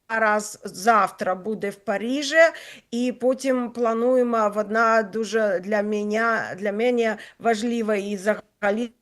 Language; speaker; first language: Ukrainian; non-native, local second language; Russian